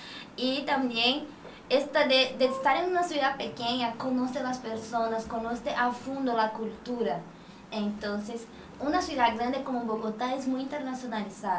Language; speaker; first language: Spanish; non-native, fluent; Portuguese